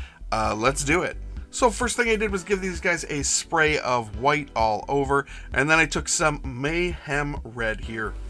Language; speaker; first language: English; native; English